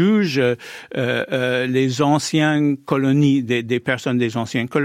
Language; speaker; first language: French; non-native, fluent; English